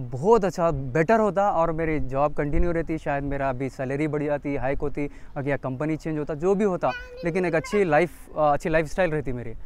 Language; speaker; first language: Hindi; non-native, local second language; Urdu